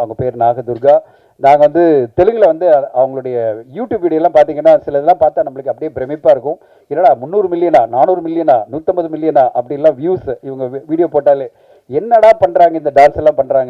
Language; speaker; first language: Tamil; native; Tamil